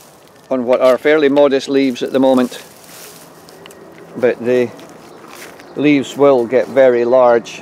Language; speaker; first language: English; native; English